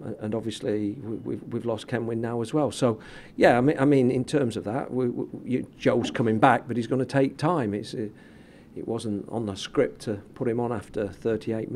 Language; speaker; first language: English; native; English